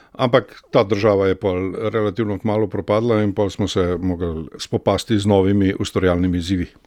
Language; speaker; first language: Slovenian; native; Slovenian